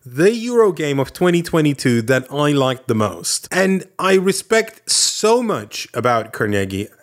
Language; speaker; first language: English; non-native, fluent; Lithuanian